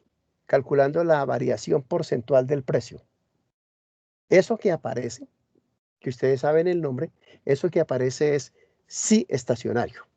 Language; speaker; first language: Spanish; native; Spanish